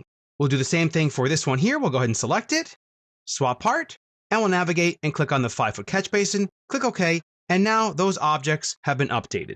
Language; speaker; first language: English; native; English